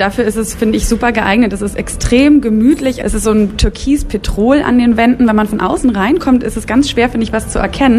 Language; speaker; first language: German; native; German